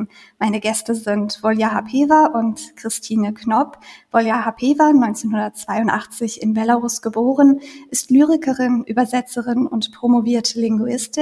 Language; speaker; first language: German; native; German